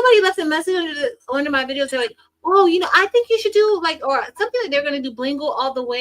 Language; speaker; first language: English; native; English